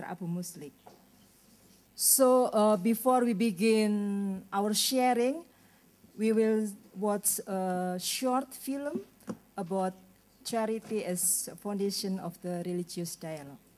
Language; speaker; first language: English; non-native, learner; Indonesian